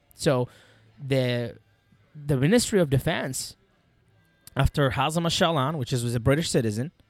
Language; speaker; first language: English; non-native, fluent; Arabic